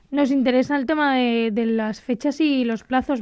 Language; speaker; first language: Spanish; native; Spanish